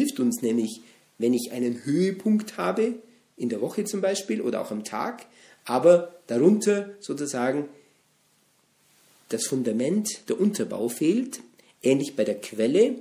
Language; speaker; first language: German; native; German